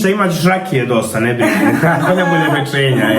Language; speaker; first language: Croatian; native; Croatian